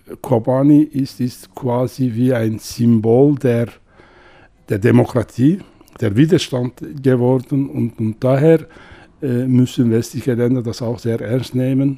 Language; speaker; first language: German; non-native, fluent; Kurdish